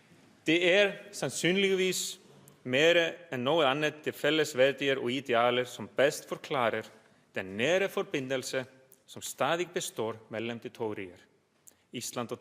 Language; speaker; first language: Danish; non-native, fluent; Icelandic